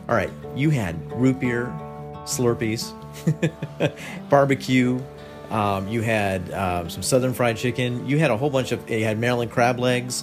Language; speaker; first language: English; native; English